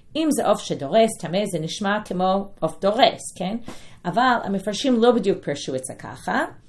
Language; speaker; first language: Hebrew; non-native, fluent; English